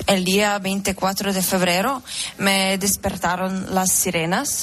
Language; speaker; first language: Spanish; non-native, learner; Ukrainian